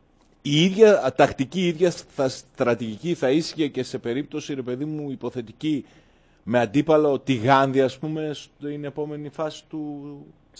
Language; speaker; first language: Greek; native; Greek